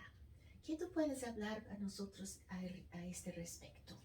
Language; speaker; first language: Spanish; non-native, learner; Portuguese